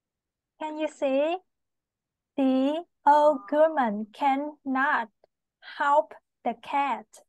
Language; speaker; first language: English; non-native, learner; Vietnamese